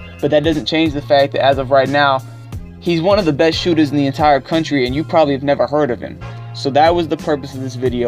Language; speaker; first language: English; native; English